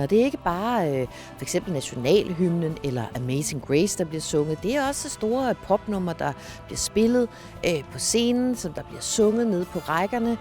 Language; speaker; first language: Danish; native; Danish